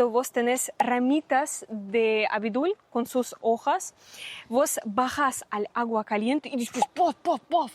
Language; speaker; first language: Spanish; non-native, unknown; Russian